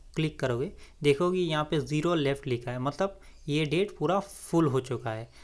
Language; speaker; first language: Hindi; non-native, local second language; Bangla